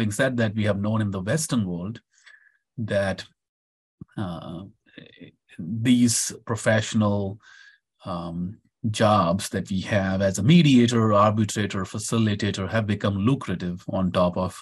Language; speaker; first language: English; non-native, local second language; Punjabi